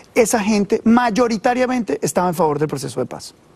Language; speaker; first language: Spanish; native; Spanish